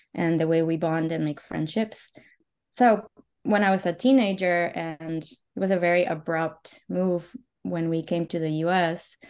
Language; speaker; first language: English; early bilingual, other home language; Spanish